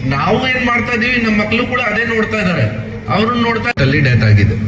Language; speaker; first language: Kannada; non-native, local second language; Hindi